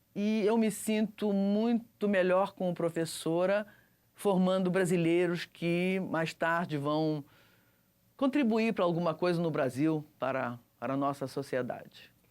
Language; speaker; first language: Portuguese; early bilingual, other home language; Russian